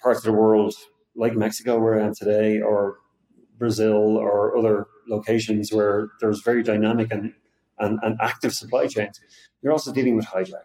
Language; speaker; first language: English; native; English